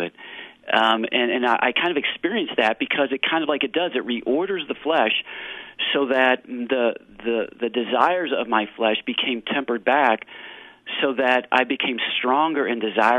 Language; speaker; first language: English; native; English